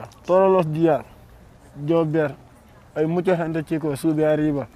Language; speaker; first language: Spanish; non-native, learner; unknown